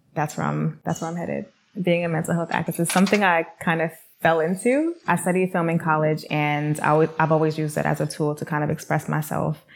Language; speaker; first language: English; native; English